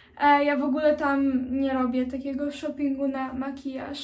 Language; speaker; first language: Polish; early bilingual, heritage; Polish